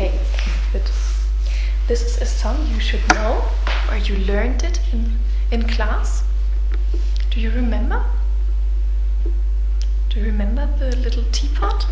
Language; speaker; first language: English; non-native, fluent; German